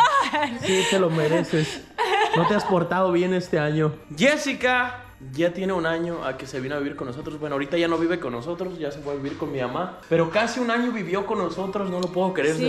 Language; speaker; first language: Spanish; native; Spanish